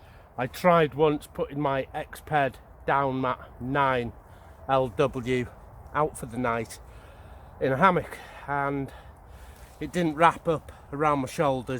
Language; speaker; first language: English; native; English